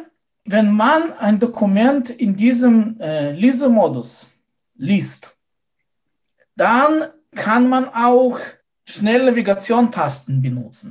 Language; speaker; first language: German; non-native, fluent; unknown